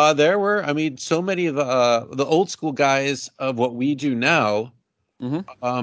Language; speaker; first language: English; native; English